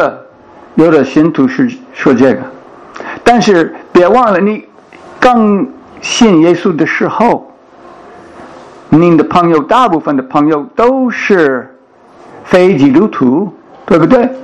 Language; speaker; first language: Chinese; non-native, fluent; English